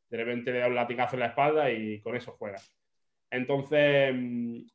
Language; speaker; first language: Spanish; native; Spanish